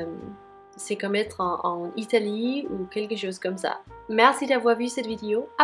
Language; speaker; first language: French; non-native, fluent; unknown